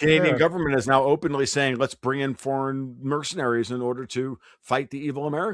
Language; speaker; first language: English; native; English